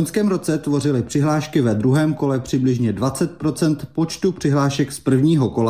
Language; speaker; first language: Czech; native; Czech